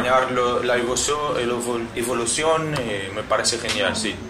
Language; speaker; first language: Spanish; non-native, learner; Portuguese